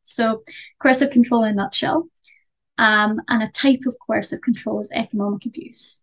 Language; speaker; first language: English; native; English